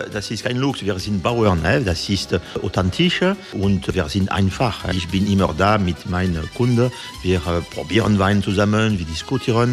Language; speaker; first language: German; non-native, learner; French